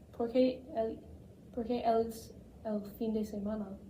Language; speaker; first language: Spanish; non-native, learner; English